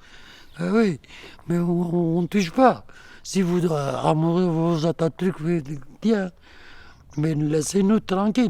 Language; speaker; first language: French; non-native, learner; Kurdish